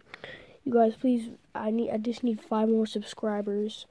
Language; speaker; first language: English; native; English